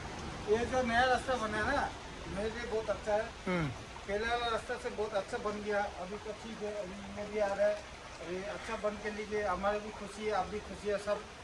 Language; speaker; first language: Hindi; non-native, local second language; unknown